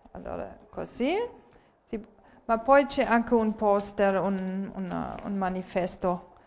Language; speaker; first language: Italian; non-native, fluent; German